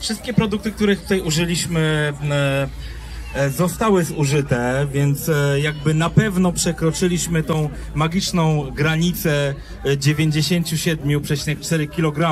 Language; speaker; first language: Polish; native; Polish